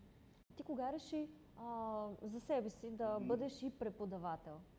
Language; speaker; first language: Bulgarian; native; Bulgarian